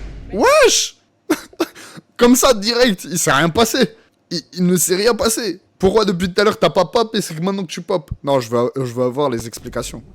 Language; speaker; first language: French; native; French